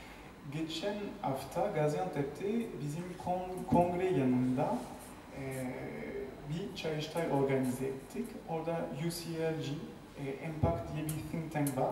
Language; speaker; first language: Turkish; non-native, fluent; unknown